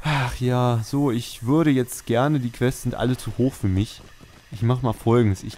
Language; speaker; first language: German; native; German